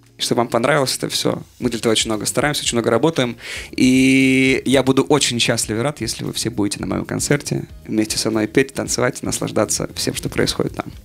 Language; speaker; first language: Russian; native; Russian